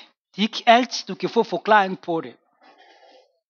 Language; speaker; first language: Danish; non-native, fluent; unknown